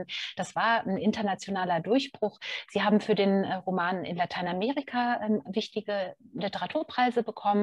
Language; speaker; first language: German; native; German